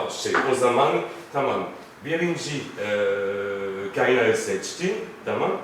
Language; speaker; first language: Turkish; non-native, fluent; French